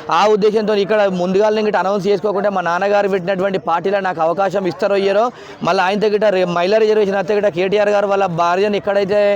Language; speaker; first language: Telugu; native; Telugu